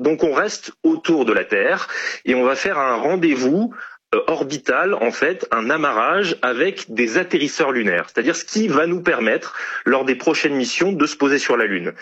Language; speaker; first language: French; native; French